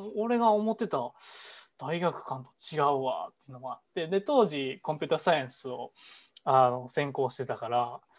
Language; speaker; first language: Japanese; native; Japanese